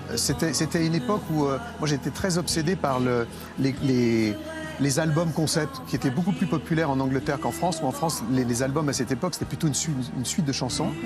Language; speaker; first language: French; native; French